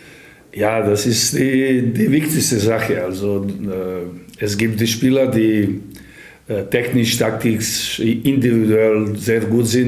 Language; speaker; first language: German; non-native, fluent; Serbian